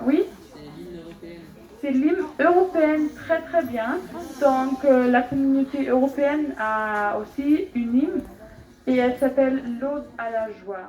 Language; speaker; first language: French; non-native, fluent; German